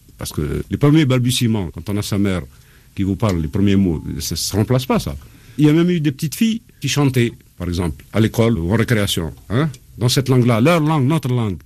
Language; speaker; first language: French; non-native, local second language; Arabic